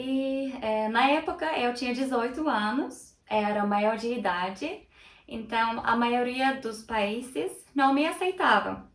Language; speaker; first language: Portuguese; non-native, fluent; Turkish